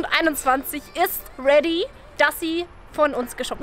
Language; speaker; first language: German; native; German